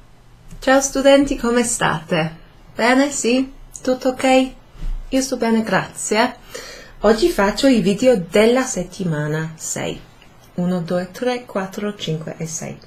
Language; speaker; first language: Italian; non-native, fluent; English